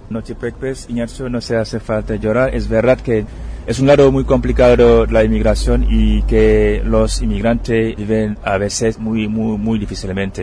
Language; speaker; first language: Spanish; non-native, fluent; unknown